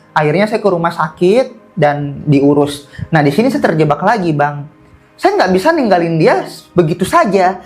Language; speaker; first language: Indonesian; native; Indonesian